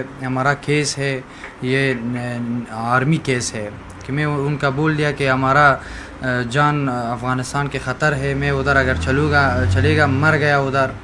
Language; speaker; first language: Hindi; non-native, learner; Persian